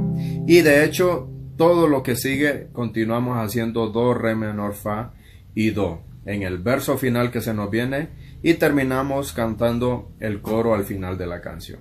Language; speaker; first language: Spanish; native; Spanish